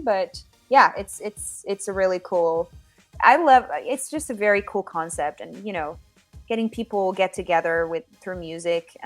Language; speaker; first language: English; non-native, fluent; Finnish